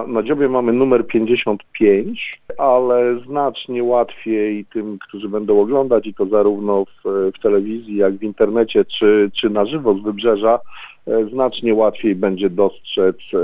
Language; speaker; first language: Polish; native; Polish